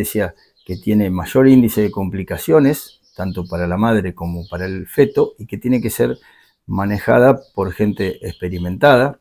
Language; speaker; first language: Spanish; native; Spanish